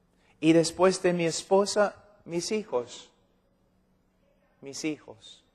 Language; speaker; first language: Spanish; non-native, fluent; English